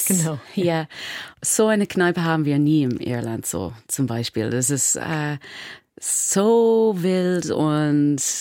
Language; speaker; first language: German; non-native, learner; English